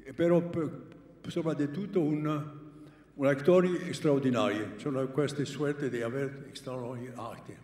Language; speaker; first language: Italian; non-native, learner; Greek